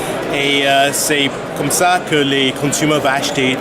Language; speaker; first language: French; non-native, learner; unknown